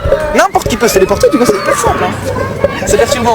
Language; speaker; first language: French; native; French